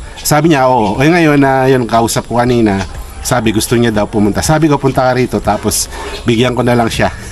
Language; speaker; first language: Filipino; native; Filipino